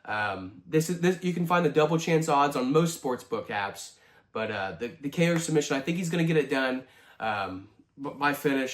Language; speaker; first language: English; native; English